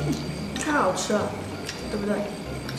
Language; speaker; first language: Chinese; non-native, local second language; Cantonese